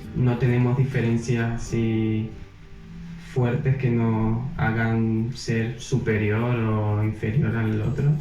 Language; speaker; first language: Spanish; native; Spanish